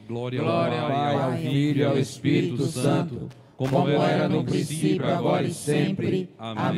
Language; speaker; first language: Portuguese; native; Portuguese